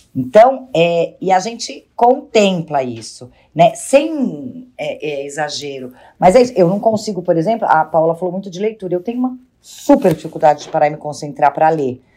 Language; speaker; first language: Portuguese; native; Portuguese